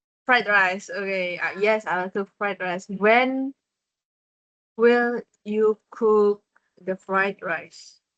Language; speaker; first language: English; non-native, fluent; Indonesian